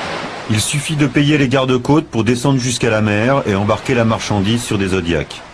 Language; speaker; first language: French; native; French